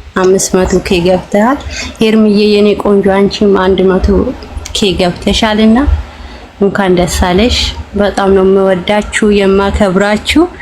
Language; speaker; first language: Amharic; non-native, local second language; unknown